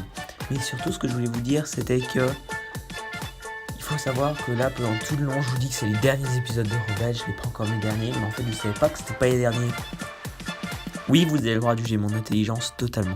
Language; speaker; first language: French; native; French